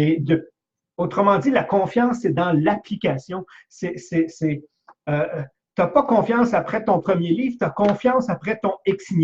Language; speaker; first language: French; native; French